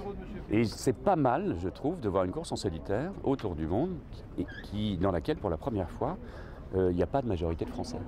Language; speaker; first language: French; native; French